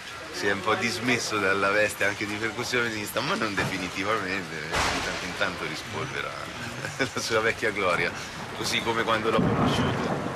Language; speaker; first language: Italian; native; Italian